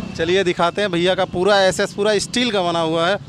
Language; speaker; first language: Hindi; native; Hindi